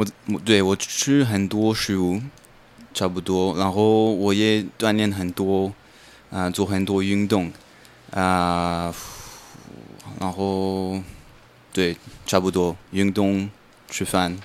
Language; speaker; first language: Chinese; non-native, learner; French